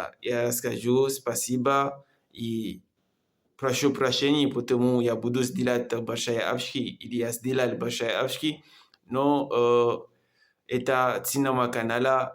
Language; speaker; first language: Russian; non-native, learner; Comorian